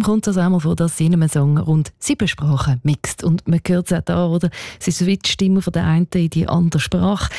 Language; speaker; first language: German; native; German